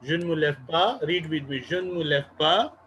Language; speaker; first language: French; non-native, fluent; Urdu